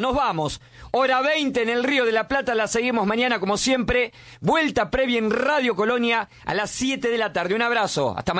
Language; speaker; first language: Spanish; native; Spanish